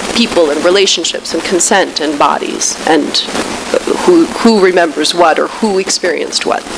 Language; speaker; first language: English; early bilingual, other home language; Spanish